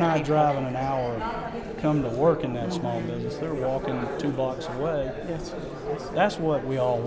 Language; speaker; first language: English; native; English